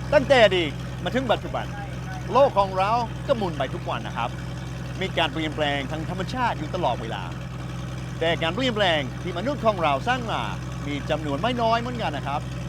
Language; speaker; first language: Thai; non-native, fluent; English